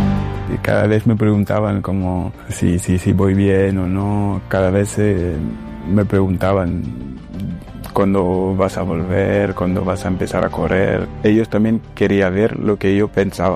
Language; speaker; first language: Spanish; non-native, fluent; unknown